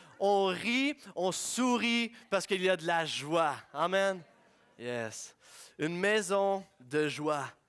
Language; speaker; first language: French; native; French